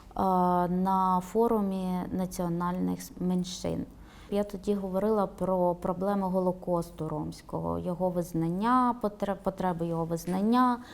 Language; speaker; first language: Ukrainian; non-native, local second language; Romany